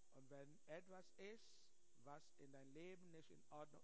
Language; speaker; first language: German; non-native, learner; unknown